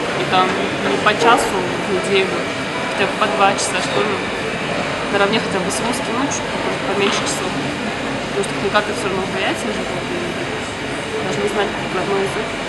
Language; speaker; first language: Russian; non-native, local second language; Buriat